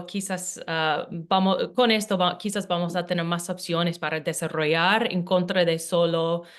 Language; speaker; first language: Spanish; non-native, fluent; English